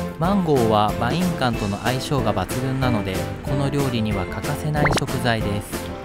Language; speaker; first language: Japanese; native; Japanese